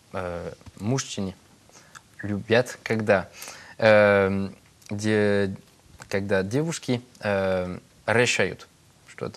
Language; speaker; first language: Russian; non-native, learner; French